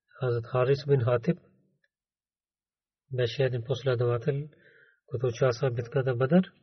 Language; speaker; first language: Bulgarian; non-native, learner; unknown